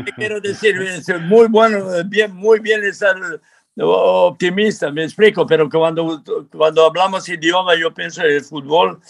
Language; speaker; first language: Spanish; non-native, fluent; Serbian